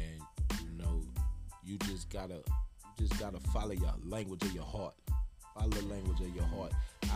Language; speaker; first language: English; native; English